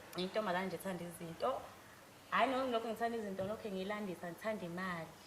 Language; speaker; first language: Zulu; native; Zulu